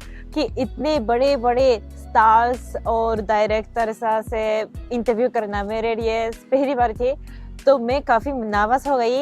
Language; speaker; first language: Hindi; non-native, fluent; Japanese